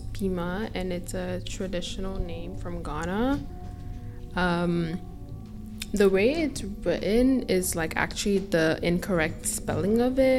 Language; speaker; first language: English; non-native, local second language; Akan